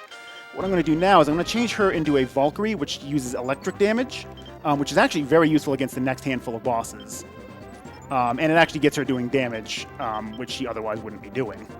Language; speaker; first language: English; native; English